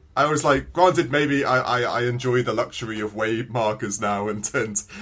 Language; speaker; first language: English; native; English